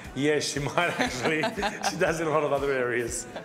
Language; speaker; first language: English; native; English